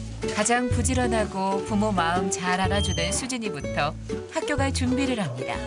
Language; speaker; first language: Korean; native; Korean